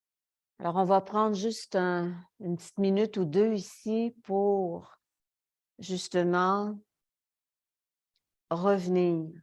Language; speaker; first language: French; native; French